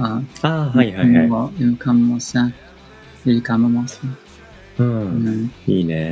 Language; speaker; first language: Japanese; non-native, learner; English